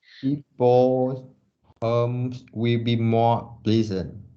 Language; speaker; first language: English; non-native, learner; Vietnamese